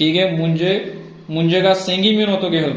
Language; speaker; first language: Korean; non-native, fluent; Punjabi